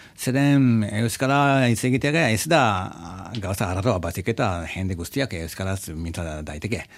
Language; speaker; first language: Basque; non-native, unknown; Japanese